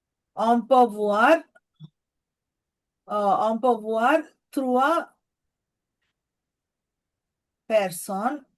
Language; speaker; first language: French; non-native, fluent; Telugu